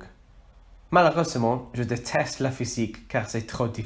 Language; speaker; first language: French; non-native, learner; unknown